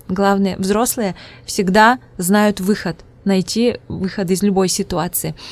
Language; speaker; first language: Russian; non-native, local second language; Udmurt